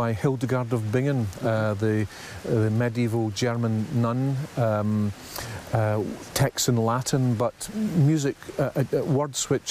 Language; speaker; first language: English; native; English